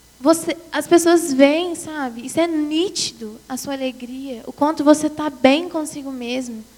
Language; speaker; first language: Portuguese; native; Portuguese